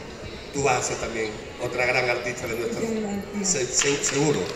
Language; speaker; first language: Spanish; native; Spanish